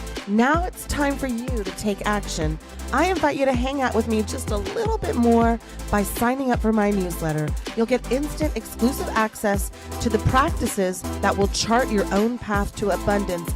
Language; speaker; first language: English; native; English